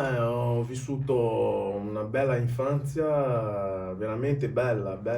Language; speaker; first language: Italian; early bilingual, other home language; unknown